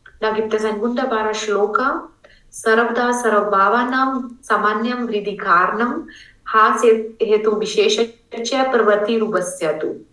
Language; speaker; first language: German; non-native, fluent; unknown